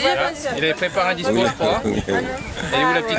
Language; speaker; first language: French; native; French